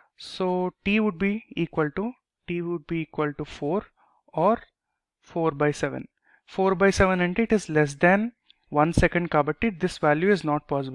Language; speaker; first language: English; non-native, local second language; Telugu